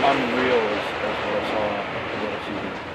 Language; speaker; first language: English; native; English